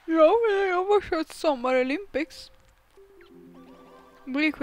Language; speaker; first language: Swedish; native; Swedish